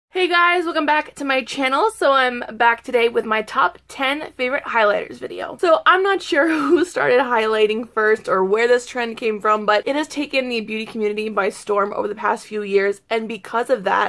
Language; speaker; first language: English; native; English